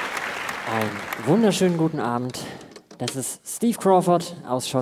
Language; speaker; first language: German; native; German